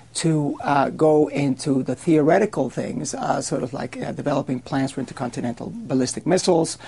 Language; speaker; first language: English; non-native, fluent; Spanish